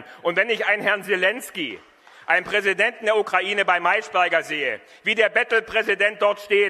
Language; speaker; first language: German; native; German